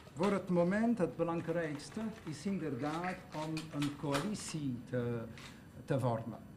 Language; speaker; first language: Dutch; non-native, local second language; French